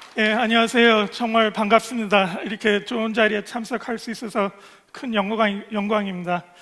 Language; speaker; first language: Korean; early bilingual, other home language; English